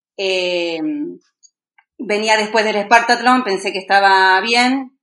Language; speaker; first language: Spanish; native; Spanish